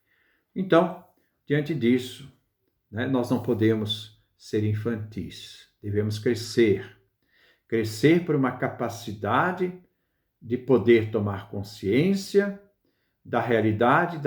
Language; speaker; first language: Portuguese; native; Portuguese